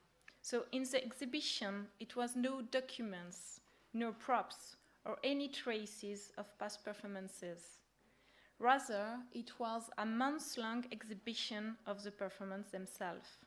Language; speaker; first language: English; non-native, fluent; French